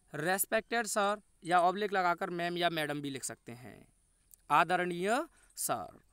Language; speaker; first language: Hindi; native; Hindi